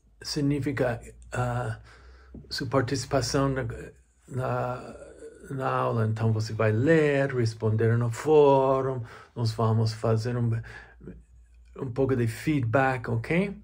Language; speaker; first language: Portuguese; non-native, learner; English